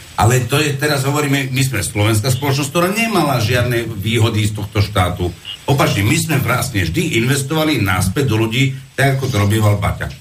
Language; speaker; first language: Slovak; non-native, fluent; Arabic